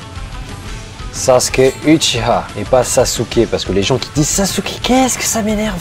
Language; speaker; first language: French; early bilingual, other home language; Vietnamese